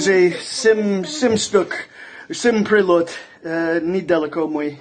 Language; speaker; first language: Russian; non-native, learner; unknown